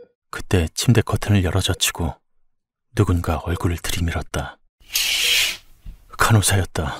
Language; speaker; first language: Korean; native; Korean